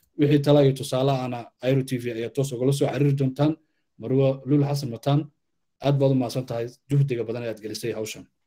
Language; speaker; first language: Somali; native; Somali